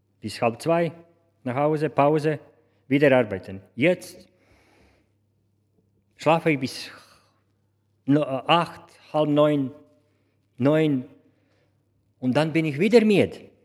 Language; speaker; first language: German; non-native, learner; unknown